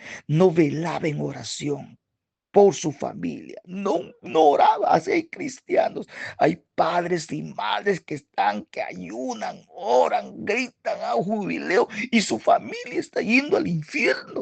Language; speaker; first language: Spanish; native; Spanish